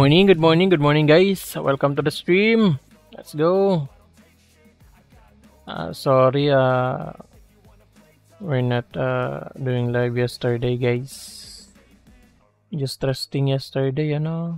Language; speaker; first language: English; non-native, learner; Filipino